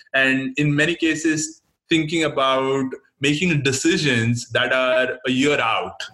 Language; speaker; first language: English; non-native, local second language; Hindi